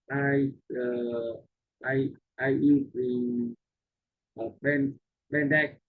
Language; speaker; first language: English; non-native, learner; Vietnamese